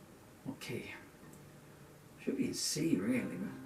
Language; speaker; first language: English; native; English